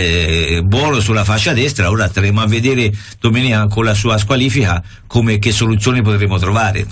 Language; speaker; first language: Italian; native; Italian